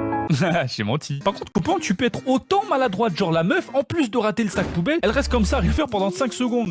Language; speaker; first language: French; native; French